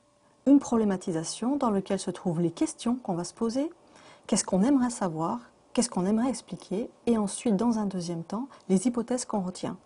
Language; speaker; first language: French; native; French